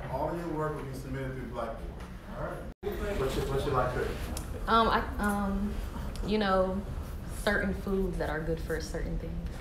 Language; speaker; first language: English; native; English